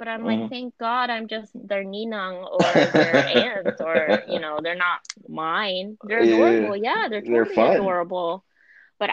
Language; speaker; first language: English; non-native, fluent; German